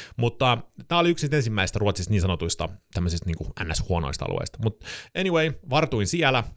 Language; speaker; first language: Finnish; early bilingual, heritage; Finnish